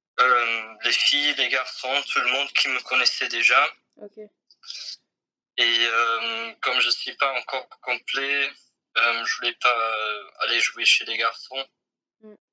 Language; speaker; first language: French; non-native, fluent; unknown